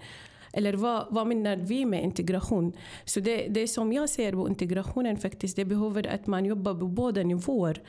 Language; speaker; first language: Swedish; non-native, fluent; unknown